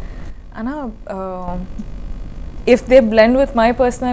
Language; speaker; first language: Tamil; non-native, learner; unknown